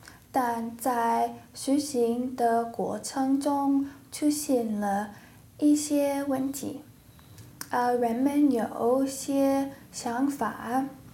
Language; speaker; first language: Chinese; non-native, learner; English